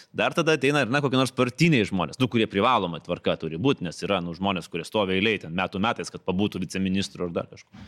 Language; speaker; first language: Lithuanian; native; Lithuanian